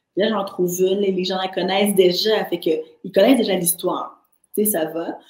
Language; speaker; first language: French; native; French